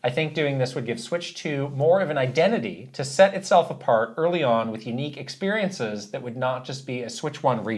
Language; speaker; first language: English; native; English